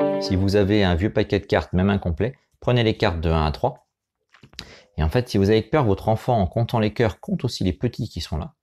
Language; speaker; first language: French; native; French